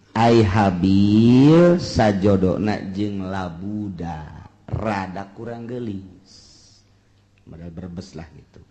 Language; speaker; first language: Sundanese; native; Sundanese